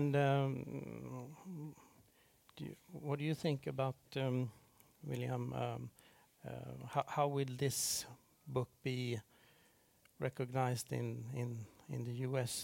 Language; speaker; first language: English; non-native, fluent; Swedish